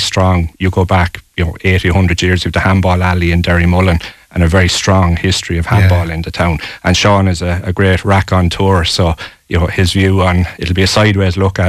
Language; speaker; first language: English; native; English